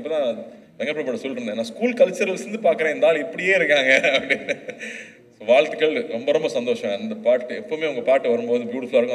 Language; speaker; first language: Tamil; native; Tamil